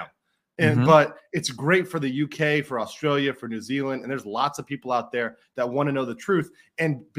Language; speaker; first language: English; native; English